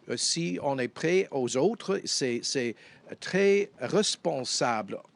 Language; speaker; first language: French; non-native, fluent; English